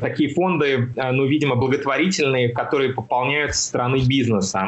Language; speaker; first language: Russian; native; Russian